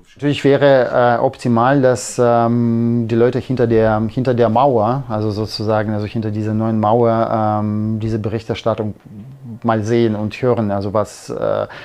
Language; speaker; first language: German; non-native, fluent; Russian